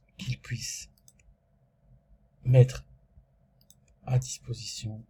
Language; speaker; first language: French; native; French